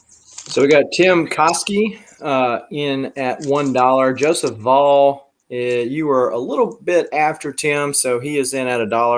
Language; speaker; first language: English; native; English